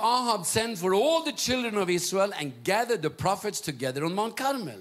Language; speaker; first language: English; non-native, fluent; Norwegian